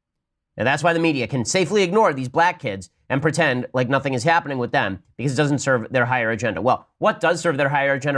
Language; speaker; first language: English; native; English